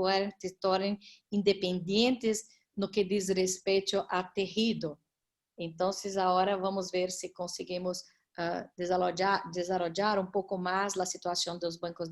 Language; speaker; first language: Portuguese; non-native, learner; Spanish